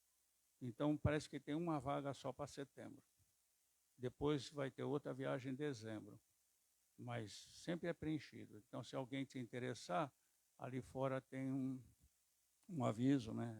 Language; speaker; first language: Portuguese; native; Portuguese